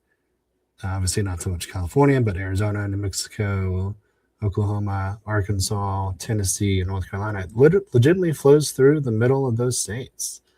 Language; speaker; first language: English; native; English